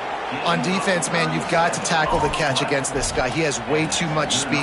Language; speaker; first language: English; native; English